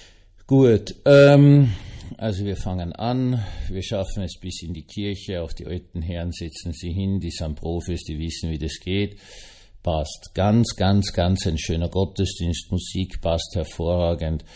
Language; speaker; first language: German; native; German